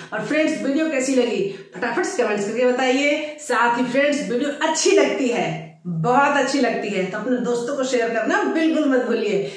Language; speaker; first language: Hindi; native; Hindi